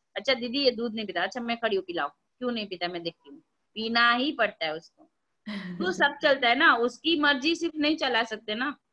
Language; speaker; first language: Hindi; non-native, local second language; Gujarati